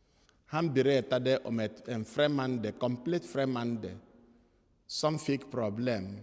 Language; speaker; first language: Swedish; non-native, fluent; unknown